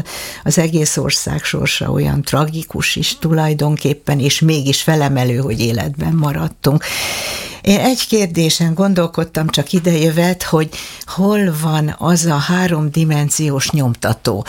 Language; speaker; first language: Hungarian; native; Hungarian